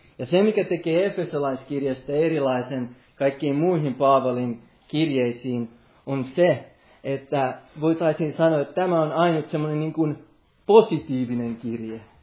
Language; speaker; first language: Finnish; non-native, local second language; Swedish